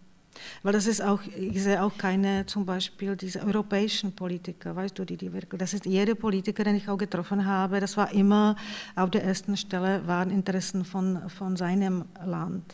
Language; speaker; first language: German; non-native, fluent; Czech